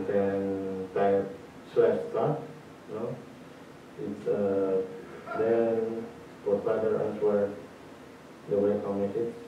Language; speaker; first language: English; non-native, learner; Indonesian